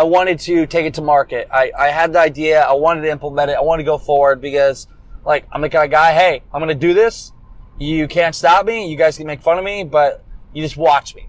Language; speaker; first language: English; native; English